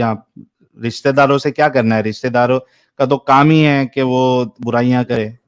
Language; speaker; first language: Hindi; native; Hindi